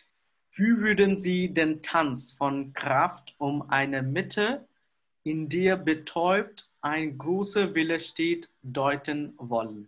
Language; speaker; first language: German; non-native, fluent; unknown